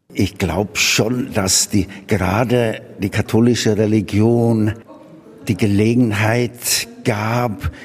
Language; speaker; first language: German; non-native, fluent; English